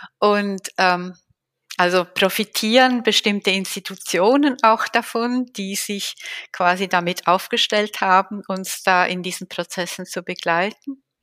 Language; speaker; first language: German; native; German